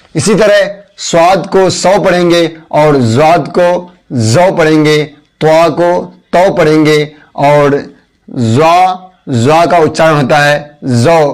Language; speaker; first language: Hindi; native; Hindi